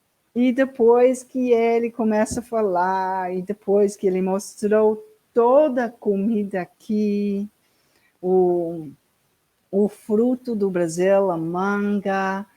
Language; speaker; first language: Portuguese; non-native, learner; English